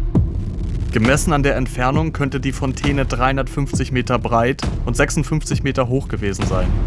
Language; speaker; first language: German; native; German